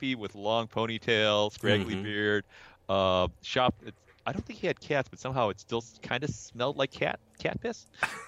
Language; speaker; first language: English; native; English